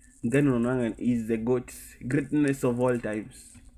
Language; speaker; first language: English; non-native, local second language; Swahili